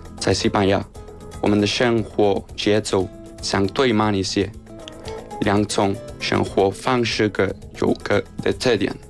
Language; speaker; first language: Chinese; non-native, fluent; Spanish